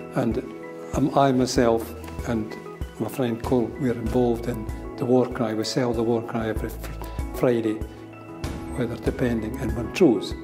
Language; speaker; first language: English; native; English